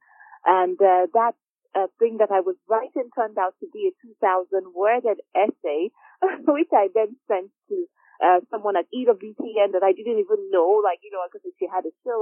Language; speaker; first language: English; non-native, local second language; Igbo